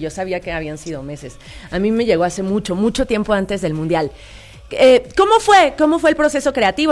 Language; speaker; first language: Spanish; native; Spanish